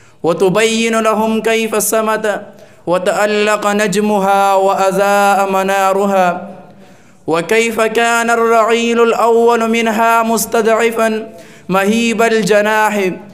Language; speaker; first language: Arabic; non-native, fluent; Urdu